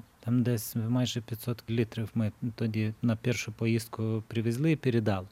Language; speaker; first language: Ukrainian; non-native, learner; Lithuanian